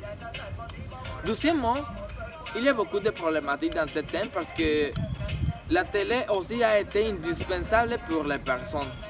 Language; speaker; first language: French; non-native, learner; Spanish